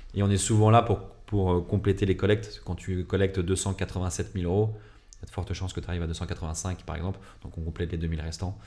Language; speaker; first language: French; native; French